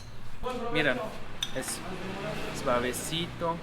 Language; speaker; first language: Spanish; non-native, learner; German